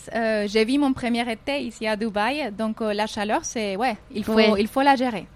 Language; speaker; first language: French; non-native, fluent; Spanish